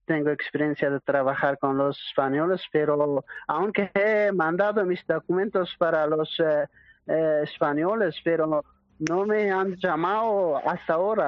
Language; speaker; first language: Spanish; non-native, learner; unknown